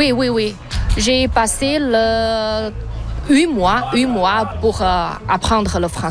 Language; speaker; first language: French; non-native, learner; Chinese